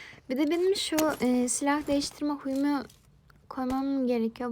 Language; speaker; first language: Turkish; non-native, fluent; Azerbaijani